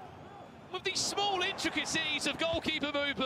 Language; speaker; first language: English; native; English